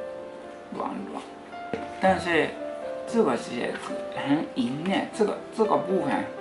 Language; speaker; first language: Chinese; non-native, fluent; Japanese